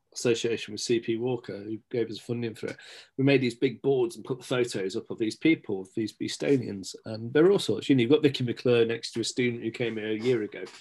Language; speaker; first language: English; native; English